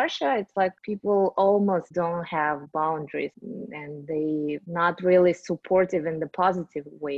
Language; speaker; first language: English; non-native, fluent; Russian